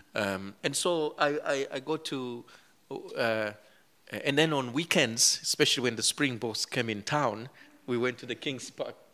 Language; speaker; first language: English; non-native, local second language; Kinyarwanda